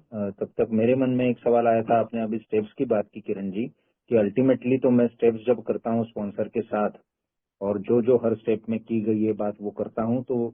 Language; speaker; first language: Hindi; native; Hindi